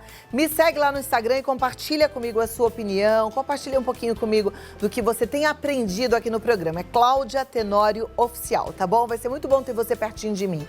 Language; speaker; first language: Portuguese; native; Portuguese